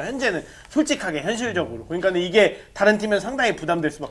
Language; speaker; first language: Korean; native; Korean